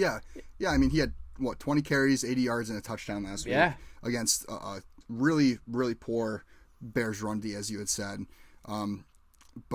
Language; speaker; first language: English; native; English